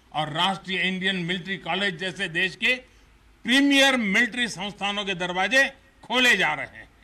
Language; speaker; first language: Hindi; non-native, local second language; Gujarati